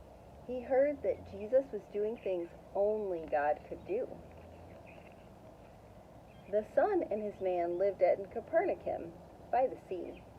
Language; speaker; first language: English; native; English